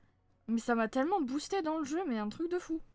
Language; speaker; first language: French; native; French